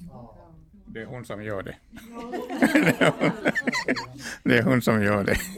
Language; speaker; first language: Swedish; non-native, learner; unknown